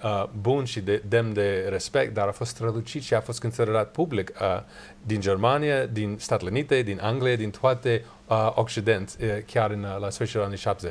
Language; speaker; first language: Romanian; non-native, learner; English